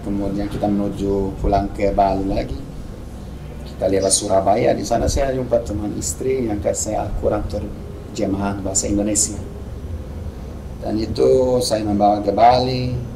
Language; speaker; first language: Indonesian; non-native, fluent; Swedish